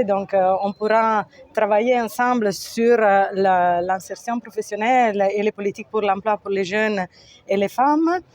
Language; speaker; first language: French; non-native, fluent; Italian